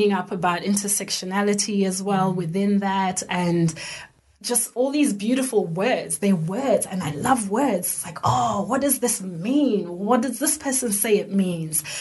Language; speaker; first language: English; non-native, local second language; Shona